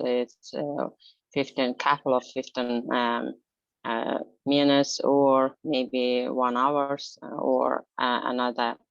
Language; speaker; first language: English; non-native, learner; Azerbaijani